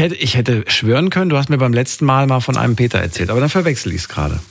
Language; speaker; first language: German; native; German